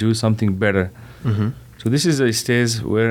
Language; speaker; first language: English; non-native, local second language; Nepali